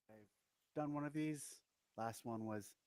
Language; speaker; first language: English; native; English